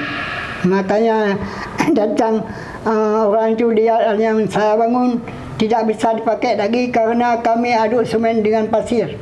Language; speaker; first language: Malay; non-native, local second language; Achinese